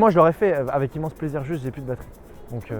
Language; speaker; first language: French; native; French